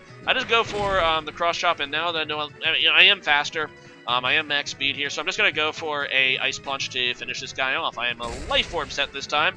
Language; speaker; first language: English; native; English